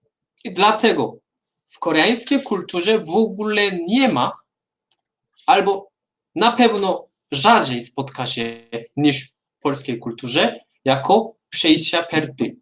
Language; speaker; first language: Polish; non-native, fluent; Korean